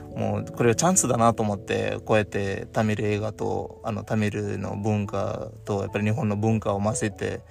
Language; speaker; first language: Japanese; non-native, fluent; Tamil